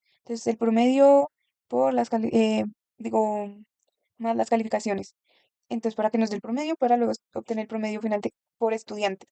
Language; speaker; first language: Spanish; native; Spanish